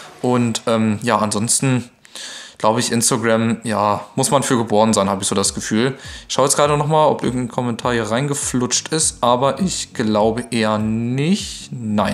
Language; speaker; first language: German; native; German